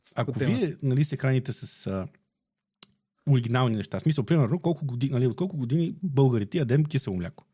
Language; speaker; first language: Bulgarian; native; Bulgarian